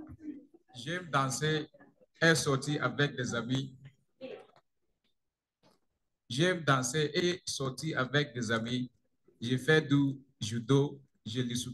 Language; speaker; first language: French; non-native, learner; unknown